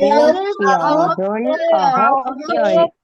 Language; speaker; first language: Korean; non-native, learner; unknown